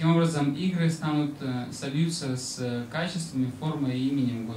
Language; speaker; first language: Russian; native; Russian